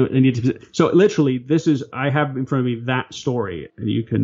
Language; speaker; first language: English; native; English